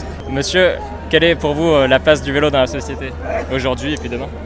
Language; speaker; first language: French; native; French